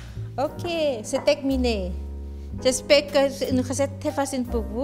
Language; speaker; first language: French; non-native, fluent; Thai